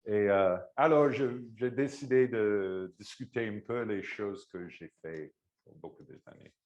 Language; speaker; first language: French; non-native, learner; English